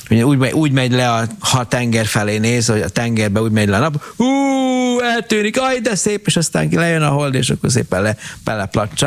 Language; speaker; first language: Hungarian; native; Hungarian